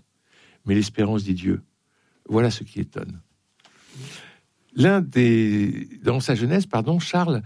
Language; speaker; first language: French; native; French